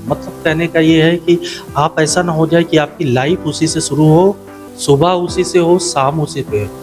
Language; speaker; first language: Hindi; native; Hindi